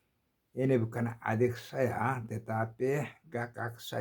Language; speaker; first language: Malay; non-native, learner; Korean